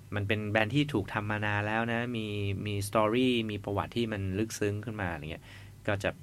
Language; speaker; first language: Thai; native; Thai